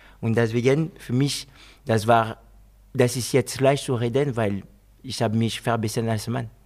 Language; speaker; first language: German; non-native, fluent; French